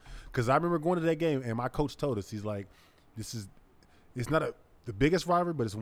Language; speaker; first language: English; native; English